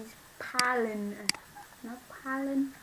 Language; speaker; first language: English; non-native, learner; Vietnamese